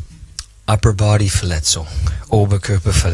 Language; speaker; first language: German; non-native, learner; English